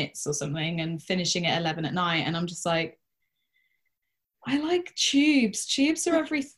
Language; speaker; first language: English; native; English